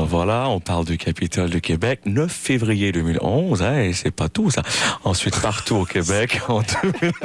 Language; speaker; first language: French; native; French